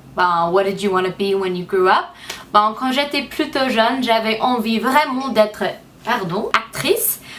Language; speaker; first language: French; non-native, fluent; English